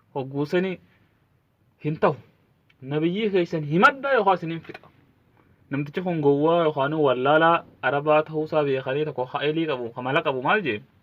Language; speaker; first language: Oromo; native; Oromo